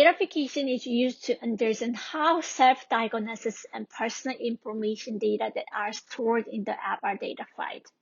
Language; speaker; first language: English; non-native, fluent; Korean